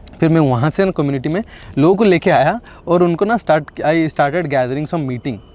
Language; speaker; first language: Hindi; non-native, local second language; Odia